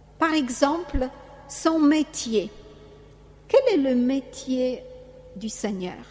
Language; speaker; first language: French; non-native, fluent; Polish